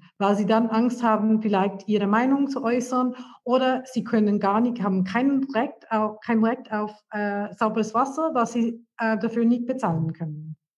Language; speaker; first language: German; non-native, fluent; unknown